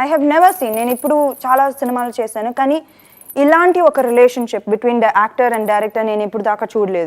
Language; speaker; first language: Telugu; non-native, fluent; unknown